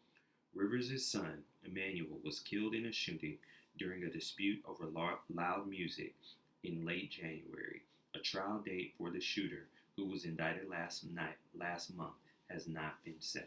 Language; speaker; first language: English; native; English